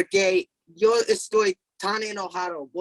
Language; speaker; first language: Spanish; non-native, fluent; English